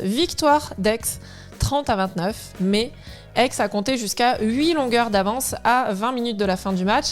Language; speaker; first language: French; native; French